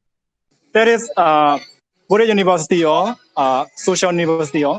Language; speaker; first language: English; non-native, learner; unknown